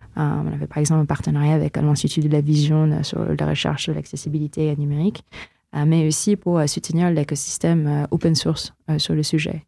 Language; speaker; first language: French; non-native, fluent; Filipino